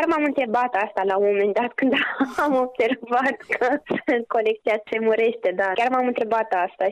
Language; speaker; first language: Romanian; native; Romanian